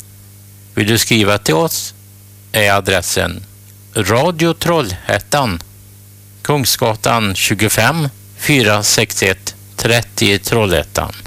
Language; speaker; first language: Swedish; native; Swedish